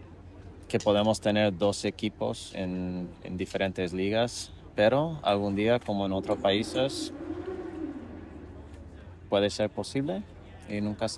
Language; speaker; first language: Spanish; non-native, fluent; English